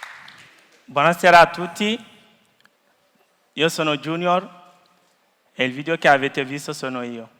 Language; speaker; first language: Italian; non-native, fluent; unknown